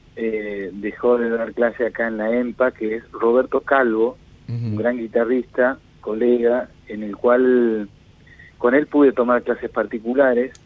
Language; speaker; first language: Spanish; native; Spanish